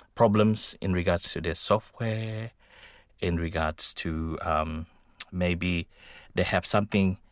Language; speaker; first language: English; non-native, fluent; Indonesian